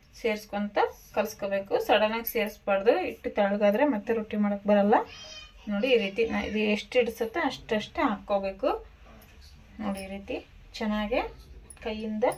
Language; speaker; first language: Kannada; native; Kannada